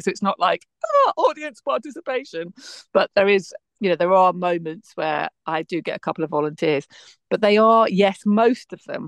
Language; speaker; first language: English; native; English